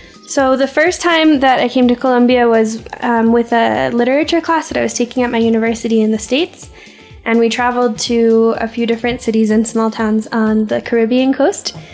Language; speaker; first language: English; native; English